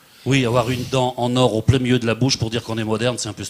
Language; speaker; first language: French; native; French